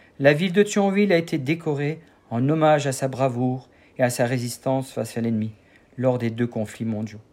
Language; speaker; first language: French; native; French